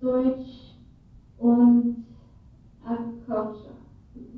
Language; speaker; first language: German; non-native, learner; English